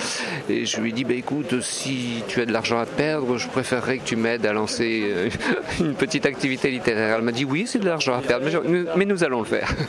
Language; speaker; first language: French; native; French